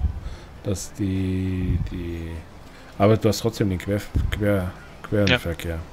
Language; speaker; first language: German; native; German